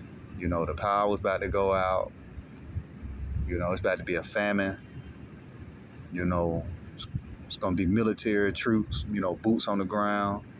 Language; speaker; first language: English; native; English